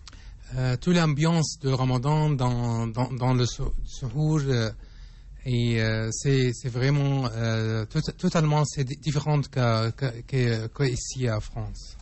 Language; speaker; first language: French; non-native, learner; Arabic